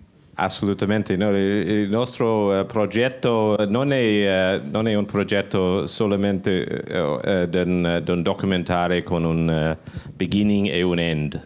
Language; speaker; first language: Italian; non-native, learner; English